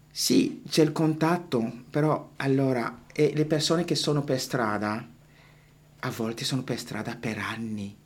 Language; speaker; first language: Italian; non-native, fluent; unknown